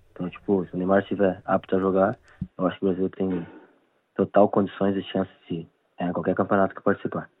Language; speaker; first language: Portuguese; native; Portuguese